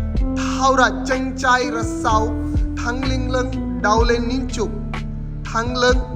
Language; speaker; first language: Vietnamese; non-native, learner; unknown